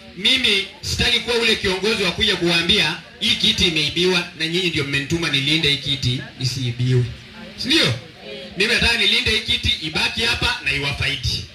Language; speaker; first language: Swahili; non-native, local second language; Luyia